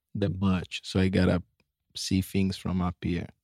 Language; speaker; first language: English; non-native, fluent; Italian